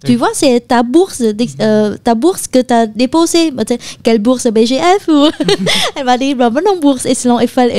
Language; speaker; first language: French; non-native, fluent; Khmer